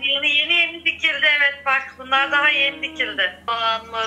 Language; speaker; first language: Turkish; native; Turkish